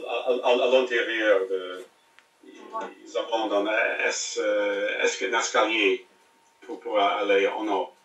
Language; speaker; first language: French; non-native, learner; English